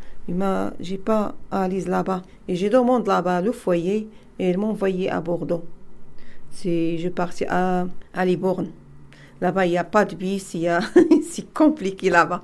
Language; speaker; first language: French; non-native, learner; Arabic